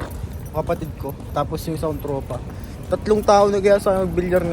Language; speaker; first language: Filipino; native; Filipino